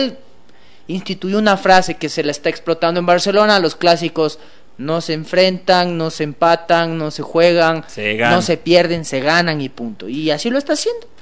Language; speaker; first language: Spanish; native; Spanish